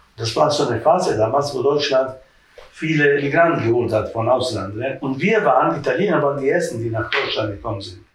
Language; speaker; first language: German; non-native, fluent; Italian